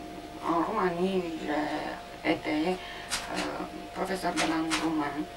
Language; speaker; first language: French; non-native, learner; Romanian